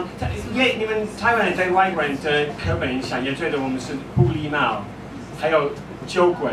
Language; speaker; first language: Chinese; non-native, fluent; English